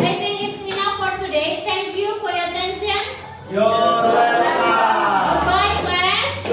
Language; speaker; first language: English; non-native, local second language; Indonesian